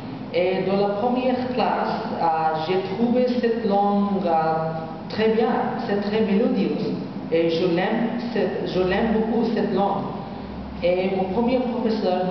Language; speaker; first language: French; non-native, learner; Bangla